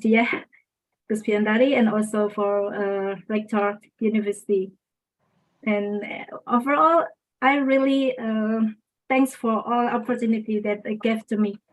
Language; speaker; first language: English; non-native, local second language; Indonesian